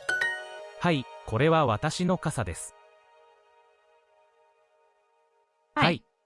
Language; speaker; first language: Japanese; non-native, learner; English